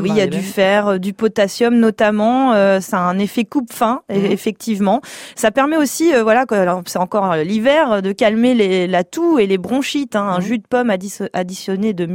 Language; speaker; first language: French; native; French